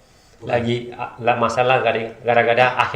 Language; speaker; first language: Indonesian; non-native, learner; Spanish